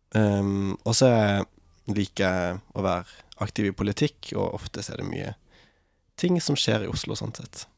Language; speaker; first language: Norwegian; native; Norwegian